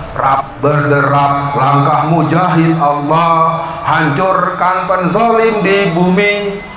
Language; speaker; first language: Indonesian; native; Indonesian